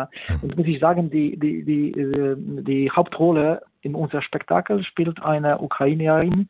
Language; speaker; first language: German; non-native, fluent; Polish